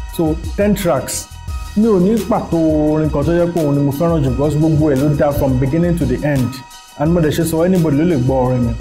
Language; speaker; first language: Yoruba; native; Yoruba